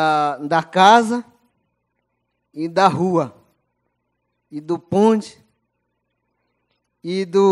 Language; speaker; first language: Portuguese; non-native, local second language; Yanomámi